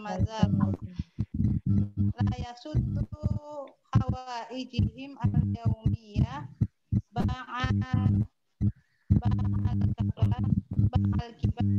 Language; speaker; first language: Arabic; non-native, learner; Indonesian